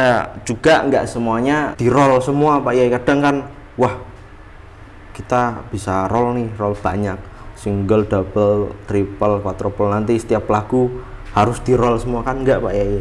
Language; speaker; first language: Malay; non-native, local second language; Javanese